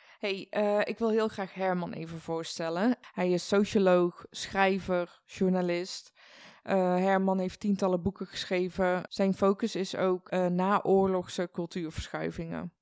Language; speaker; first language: Dutch; early bilingual, other home language; Persian